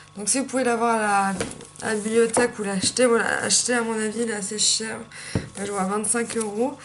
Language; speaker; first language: French; native; French